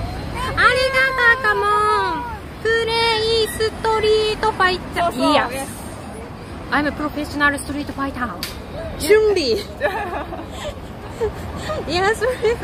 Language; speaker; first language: English; non-native, learner; Japanese